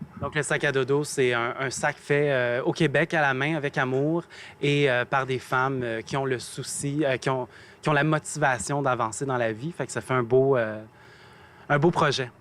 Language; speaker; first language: French; native; French